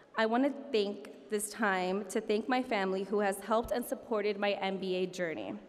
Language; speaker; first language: English; early bilingual, other home language; Spanish